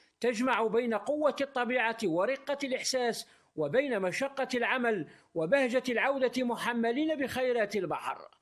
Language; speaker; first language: Arabic; native; Arabic